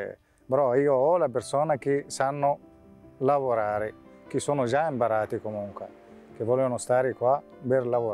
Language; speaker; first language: Italian; non-native, fluent; Arabic